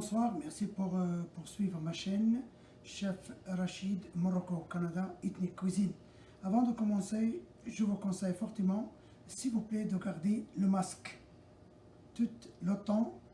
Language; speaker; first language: French; non-native, local second language; Arabic